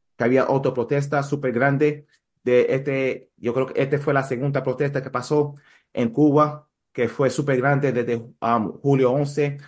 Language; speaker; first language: Spanish; early bilingual, heritage; Spanish